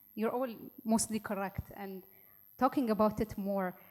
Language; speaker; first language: English; non-native, local second language; Arabic